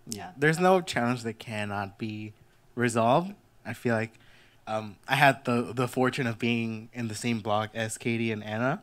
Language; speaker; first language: English; early bilingual, other home language; Spanish